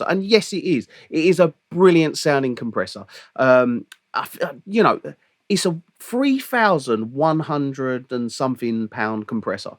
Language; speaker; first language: English; native; English